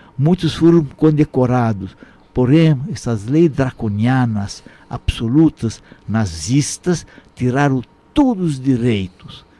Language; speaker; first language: Portuguese; non-native, fluent; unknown